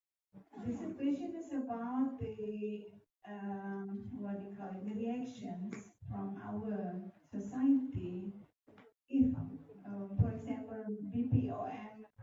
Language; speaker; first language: English; non-native, learner; Indonesian